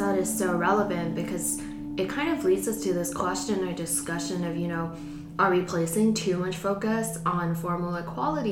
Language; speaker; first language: English; non-native, local second language; Cantonese